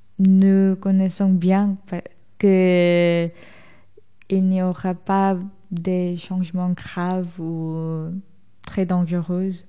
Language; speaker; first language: French; non-native, fluent; Korean